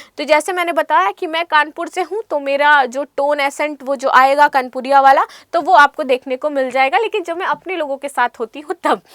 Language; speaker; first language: Hindi; native; Hindi